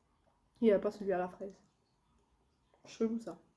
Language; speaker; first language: French; native; French